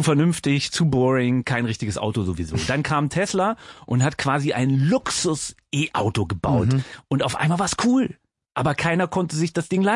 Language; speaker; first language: German; native; German